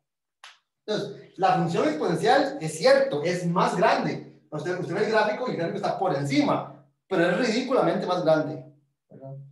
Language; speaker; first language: Spanish; native; Spanish